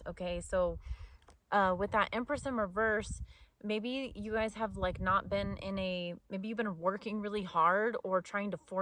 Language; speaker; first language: English; native; English